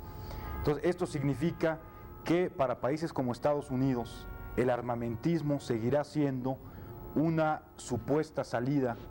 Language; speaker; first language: Spanish; native; Spanish